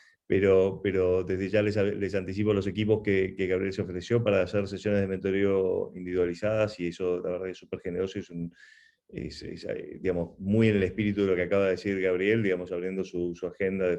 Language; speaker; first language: Spanish; native; Spanish